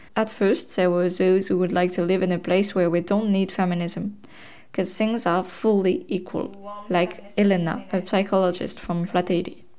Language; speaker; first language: English; non-native, fluent; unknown